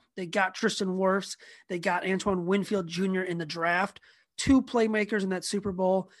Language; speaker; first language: English; native; English